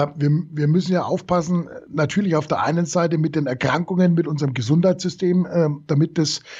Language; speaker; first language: German; native; German